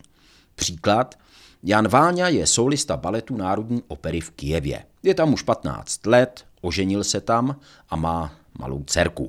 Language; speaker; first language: Czech; native; Czech